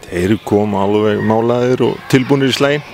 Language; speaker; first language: Icelandic; native; Icelandic